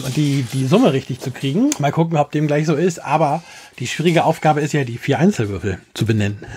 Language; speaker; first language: German; native; German